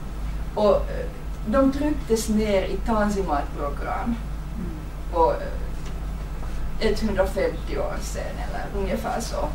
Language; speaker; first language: Swedish; non-native, fluent; Finnish